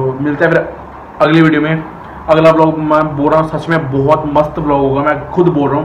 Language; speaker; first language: Hindi; native; Hindi